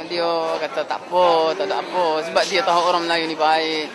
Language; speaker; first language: Malay; non-native, fluent; Arabic